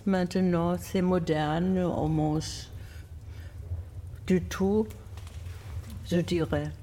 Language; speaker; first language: French; non-native, learner; German